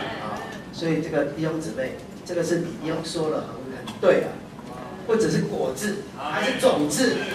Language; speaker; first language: Chinese; native; Chinese